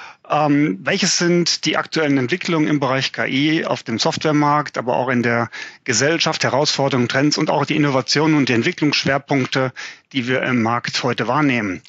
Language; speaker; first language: German; native; German